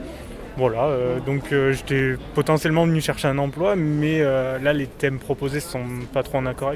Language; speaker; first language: French; native; French